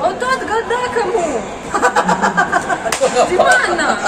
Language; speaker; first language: Indonesian; non-native, learner; Russian